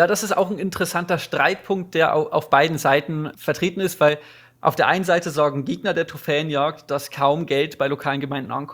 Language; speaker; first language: German; native; German